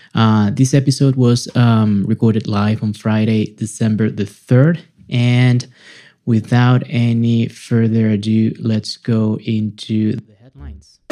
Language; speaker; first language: English; non-native, fluent; Spanish